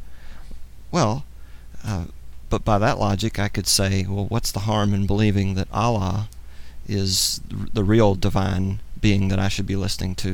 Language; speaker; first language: English; native; English